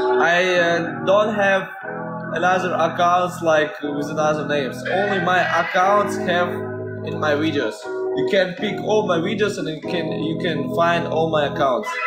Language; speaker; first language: English; non-native, learner; Russian